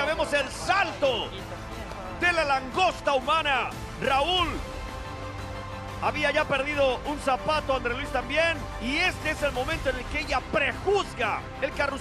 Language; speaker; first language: Spanish; native; Spanish